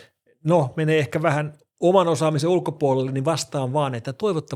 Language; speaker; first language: Finnish; native; Finnish